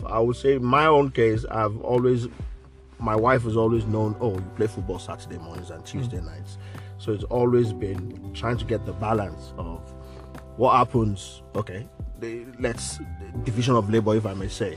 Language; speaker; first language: English; non-native, local second language; Yoruba